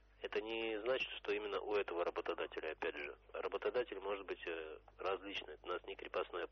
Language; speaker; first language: Russian; native; Russian